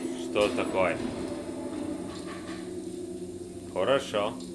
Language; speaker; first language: Russian; non-native, learner; English